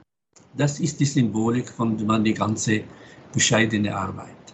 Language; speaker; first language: German; non-native, fluent; Arabic